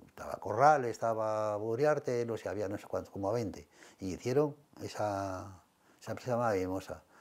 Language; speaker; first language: Spanish; native; Spanish